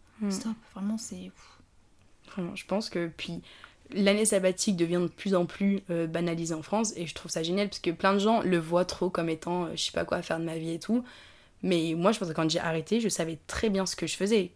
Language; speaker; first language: French; native; French